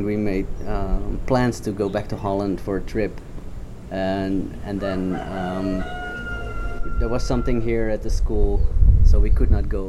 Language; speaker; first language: English; non-native, fluent; Dutch